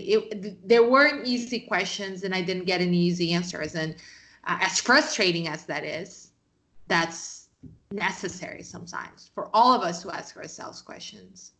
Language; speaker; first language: English; non-native, fluent; Portuguese